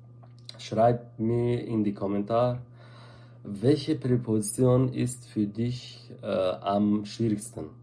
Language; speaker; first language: German; non-native, fluent; Arabic